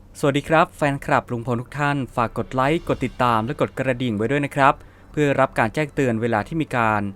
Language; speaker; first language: Thai; native; Thai